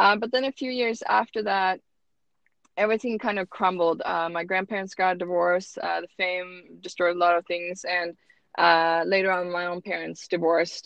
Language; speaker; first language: English; non-native, fluent; Swedish